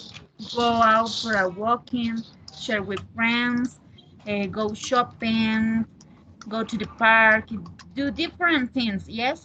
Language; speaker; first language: English; non-native, learner; Spanish